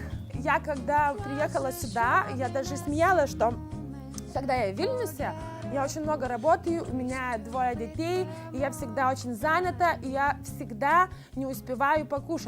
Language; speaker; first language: Russian; non-native, fluent; Lithuanian